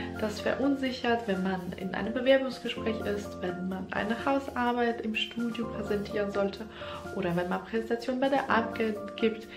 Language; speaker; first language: German; non-native, fluent; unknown